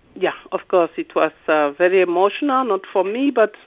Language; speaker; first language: English; non-native, local second language; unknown